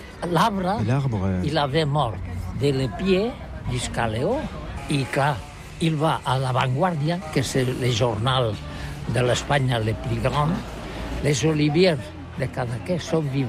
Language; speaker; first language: French; non-native, learner; Catalan